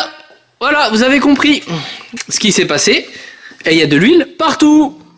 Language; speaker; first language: French; native; French